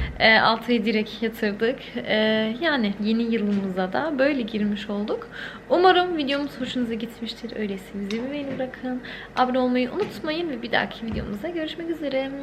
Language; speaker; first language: Turkish; early bilingual, heritage; Turkish